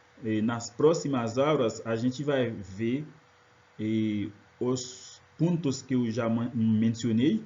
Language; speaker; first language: Portuguese; non-native, fluent; French